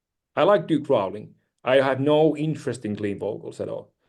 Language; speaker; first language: English; non-native, fluent; Finnish